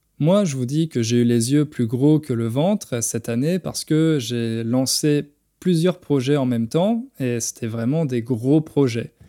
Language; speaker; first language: French; native; French